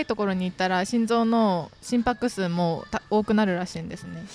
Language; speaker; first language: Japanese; non-native, learner; Korean